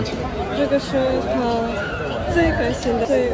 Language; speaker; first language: Chinese; non-native, learner; Russian